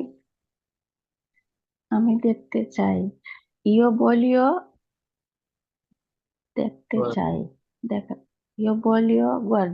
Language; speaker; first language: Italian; non-native, learner; Bangla